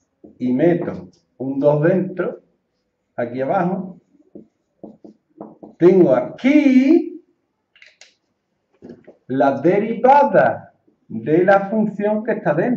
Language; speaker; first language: Spanish; native; Spanish